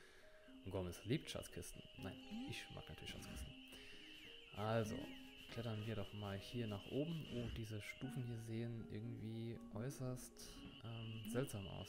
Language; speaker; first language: German; native; German